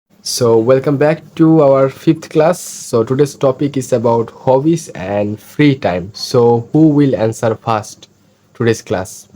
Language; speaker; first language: English; non-native, fluent; Bangla